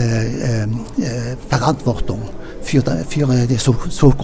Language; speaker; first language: German; non-native, learner; Norwegian